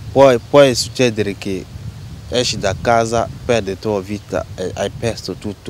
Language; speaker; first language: Italian; non-native, learner; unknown